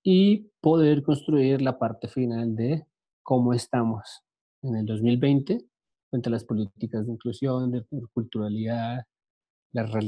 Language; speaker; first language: Spanish; native; Spanish